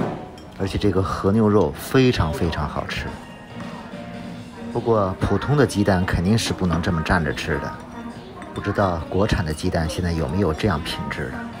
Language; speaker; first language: Chinese; native; Chinese